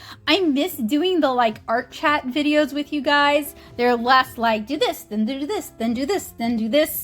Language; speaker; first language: English; native; English